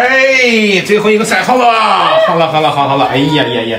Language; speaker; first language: Chinese; native; Chinese